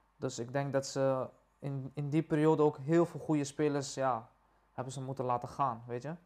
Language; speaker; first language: Dutch; early bilingual, other home language; Persian